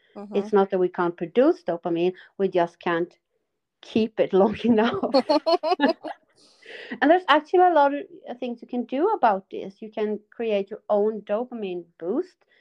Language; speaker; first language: English; non-native, fluent; Swedish